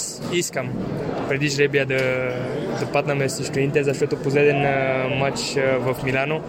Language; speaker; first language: Bulgarian; non-native, fluent; Romanian